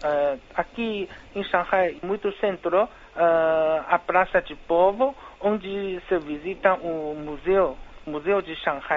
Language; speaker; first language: Portuguese; non-native, fluent; Chinese